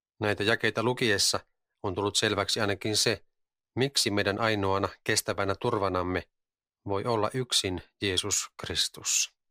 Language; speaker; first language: Finnish; native; Finnish